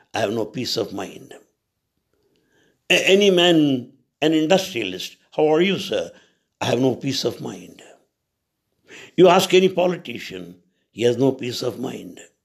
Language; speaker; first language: English; non-native, local second language; Telugu